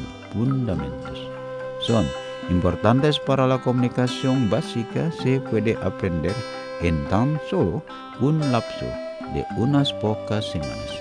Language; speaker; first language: Spanish; non-native, learner; Indonesian